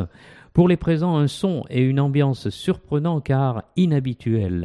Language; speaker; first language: French; native; French